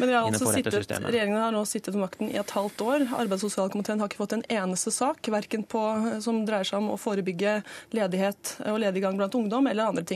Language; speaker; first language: Norwegian; native; Norwegian